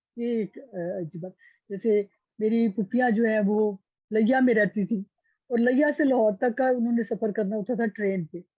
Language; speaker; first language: Urdu; native; Urdu